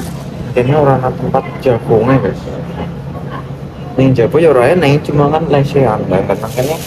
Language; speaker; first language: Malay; non-native, local second language; Javanese